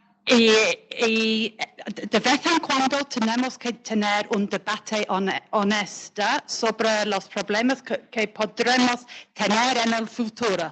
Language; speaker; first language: Spanish; non-native, learner; English